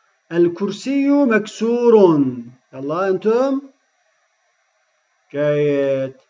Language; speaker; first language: Arabic; non-native, fluent; Turkish